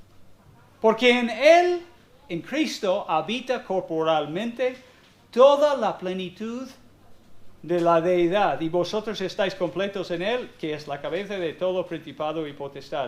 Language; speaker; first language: Spanish; non-native, fluent; English